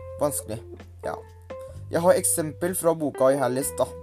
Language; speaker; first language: Norwegian; non-native, learner; Thai